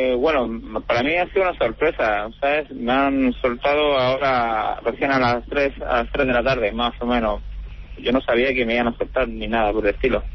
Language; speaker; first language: Spanish; native; Spanish